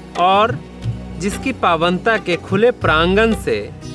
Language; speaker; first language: Hindi; native; Hindi